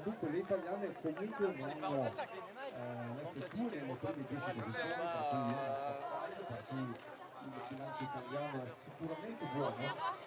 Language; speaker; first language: Italian; native; Italian